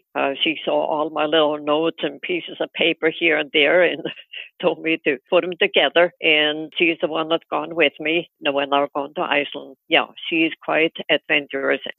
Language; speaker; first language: English; non-native, fluent; Icelandic